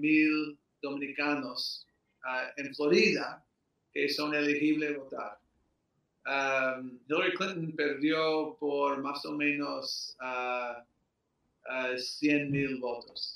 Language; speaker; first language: Spanish; early bilingual, heritage; English